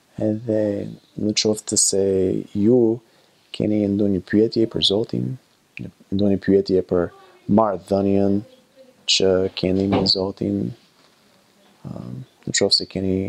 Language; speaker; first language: Albanian; non-native, learner; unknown